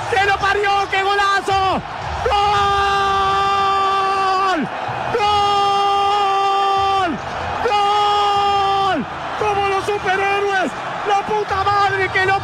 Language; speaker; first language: Spanish; native; Spanish